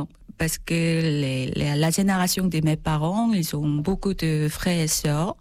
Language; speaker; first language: French; non-native, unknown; Korean